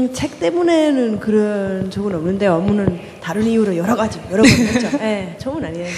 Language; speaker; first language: Korean; non-native, fluent; Finnish